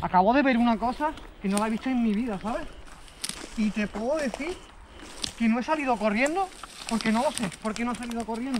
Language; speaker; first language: Spanish; native; Spanish